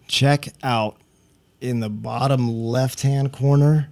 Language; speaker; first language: English; native; English